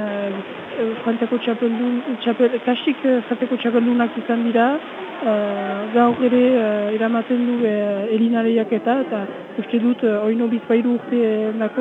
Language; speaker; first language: Basque; native; Basque